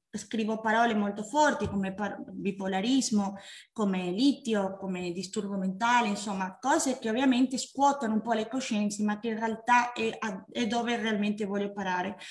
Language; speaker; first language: Italian; non-native, fluent; Spanish